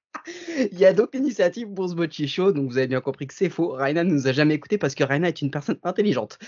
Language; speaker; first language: French; native; French